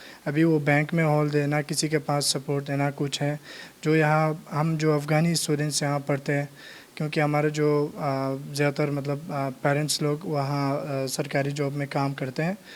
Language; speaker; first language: Hindi; non-native, learner; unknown